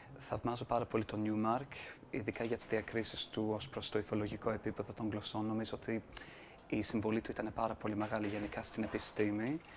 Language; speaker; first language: Greek; non-native, fluent; English